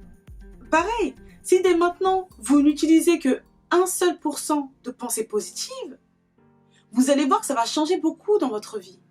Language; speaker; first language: French; native; French